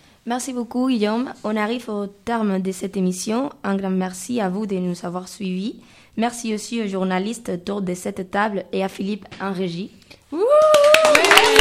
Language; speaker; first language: French; non-native, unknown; Spanish